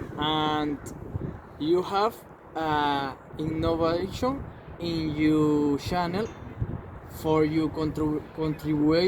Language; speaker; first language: English; non-native, learner; Spanish